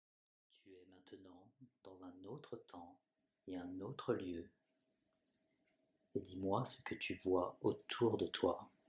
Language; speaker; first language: French; native; French